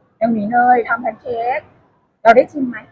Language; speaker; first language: Thai; native; Thai